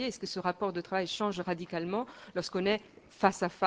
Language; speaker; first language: French; native; French